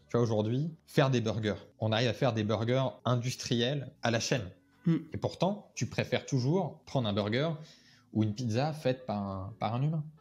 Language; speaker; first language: French; native; French